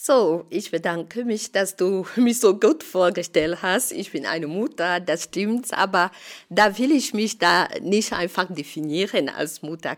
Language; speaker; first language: German; non-native, fluent; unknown